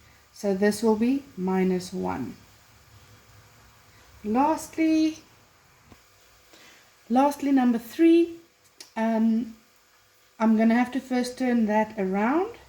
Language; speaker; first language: English; non-native, local second language; Afrikaans